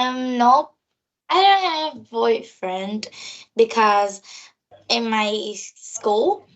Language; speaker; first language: English; non-native, learner; Vietnamese